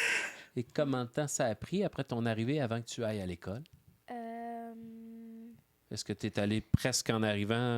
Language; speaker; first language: French; native; French